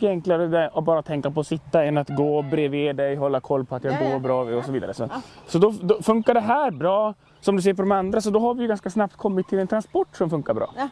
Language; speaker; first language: Swedish; native; Swedish